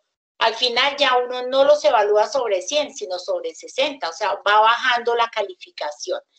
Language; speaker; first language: Spanish; native; Spanish